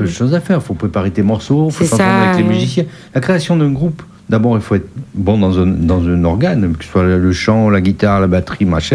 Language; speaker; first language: French; native; French